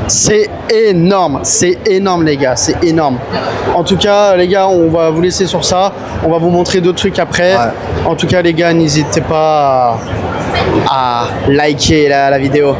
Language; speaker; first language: French; native; French